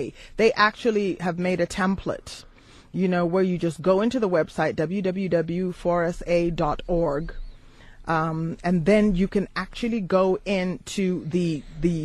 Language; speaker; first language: English; native; English